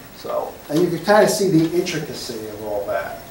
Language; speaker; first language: English; native; English